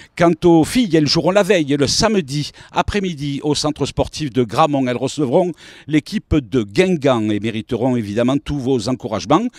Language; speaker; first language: French; native; French